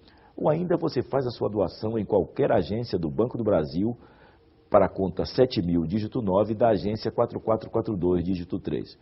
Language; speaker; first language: Portuguese; native; Portuguese